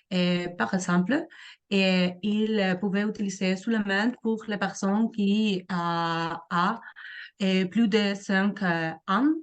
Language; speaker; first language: French; non-native, learner; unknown